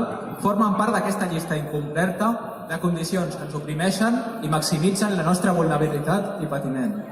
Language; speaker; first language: Catalan; native; Catalan